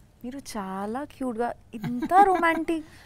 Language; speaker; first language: Telugu; non-native, learner; Bangla